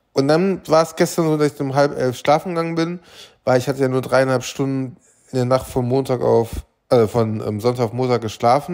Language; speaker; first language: German; native; German